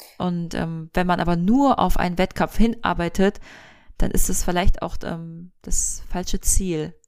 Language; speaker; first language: German; early bilingual, other home language; Russian